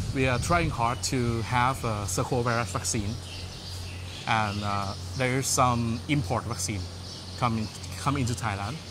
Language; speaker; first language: English; non-native, fluent; Thai